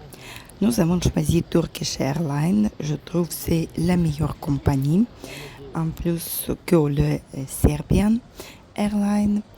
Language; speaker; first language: French; non-native, fluent; Russian